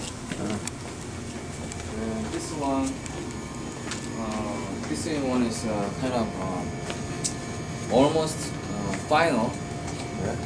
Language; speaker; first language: English; non-native, learner; Korean